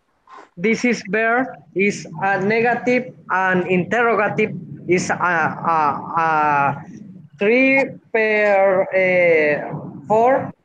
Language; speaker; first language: English; non-native, learner; Spanish